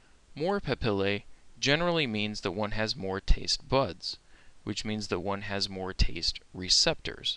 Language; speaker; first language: English; native; English